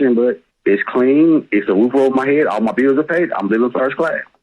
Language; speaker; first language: English; native; English